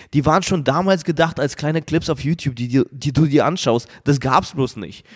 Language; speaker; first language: German; early bilingual, other home language; Russian